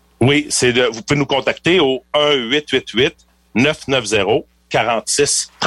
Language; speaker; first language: French; native; French